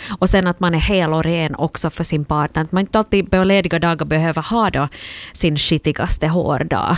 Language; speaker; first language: Swedish; native; Swedish